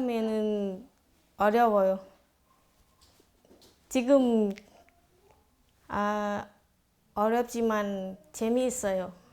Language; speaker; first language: Korean; non-native, learner; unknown